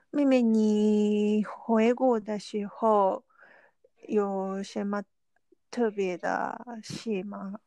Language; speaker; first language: Chinese; non-native, learner; Vietnamese